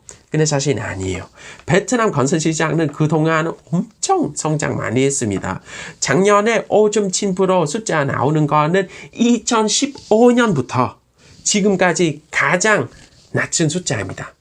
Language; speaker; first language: Korean; non-native, fluent; Vietnamese